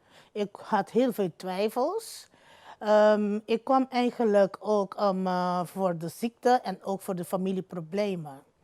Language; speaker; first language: Dutch; non-native, local second language; Papiamento